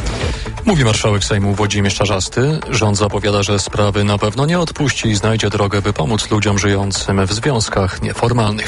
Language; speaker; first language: Polish; native; Polish